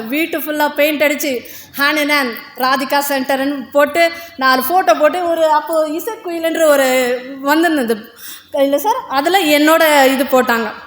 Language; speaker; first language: Tamil; non-native, local second language; Telugu